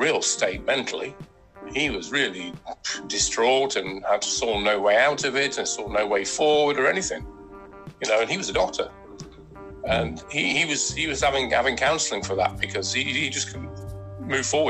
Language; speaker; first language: English; native; English